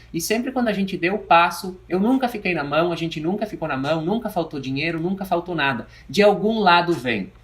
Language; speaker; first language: Portuguese; native; Portuguese